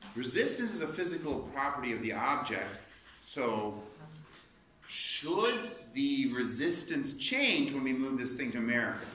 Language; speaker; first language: English; native; English